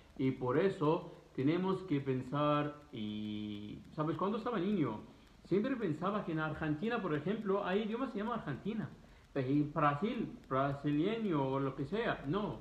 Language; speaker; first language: Spanish; non-native, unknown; Arabic